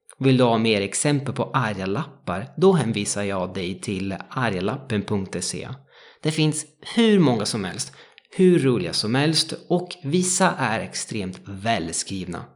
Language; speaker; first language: Swedish; non-native, fluent; Italian